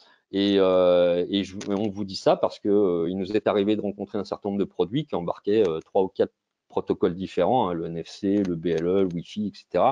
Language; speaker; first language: French; native; French